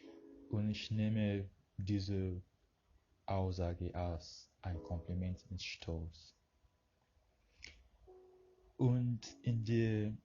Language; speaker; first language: German; non-native, fluent; Yoruba